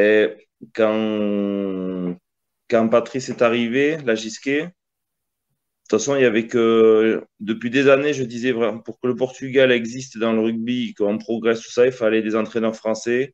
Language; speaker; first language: French; early bilingual, other home language; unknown